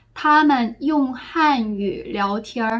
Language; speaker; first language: Chinese; non-native, fluent; Korean